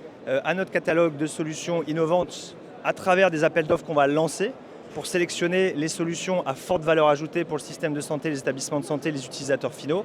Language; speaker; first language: French; native; French